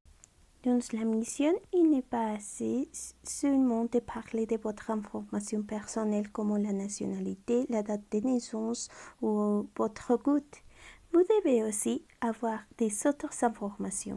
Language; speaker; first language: French; non-native, fluent; Spanish